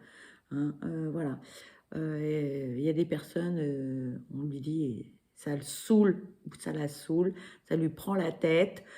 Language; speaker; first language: French; native; French